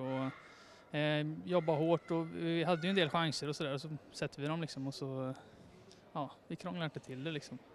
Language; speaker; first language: Swedish; native; Swedish